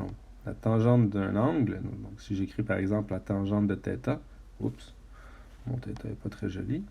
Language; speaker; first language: French; native; French